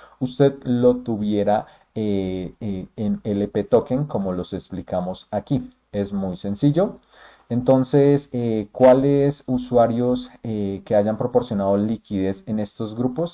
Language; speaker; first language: Spanish; native; Spanish